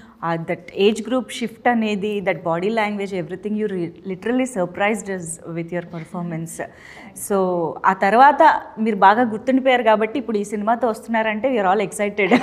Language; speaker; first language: Telugu; native; Telugu